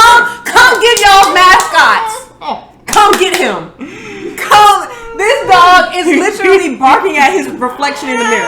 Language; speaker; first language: English; native; English